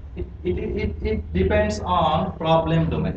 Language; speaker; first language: English; non-native, local second language; Bangla